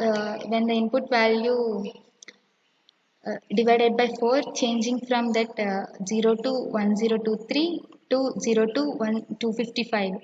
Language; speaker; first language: English; non-native, local second language; Telugu